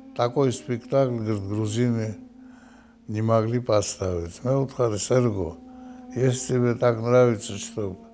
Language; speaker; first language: Russian; non-native, local second language; Georgian